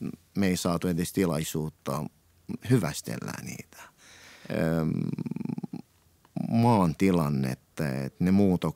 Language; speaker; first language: Finnish; non-native, fluent; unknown